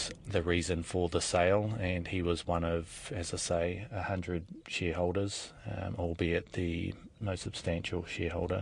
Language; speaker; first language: English; native; English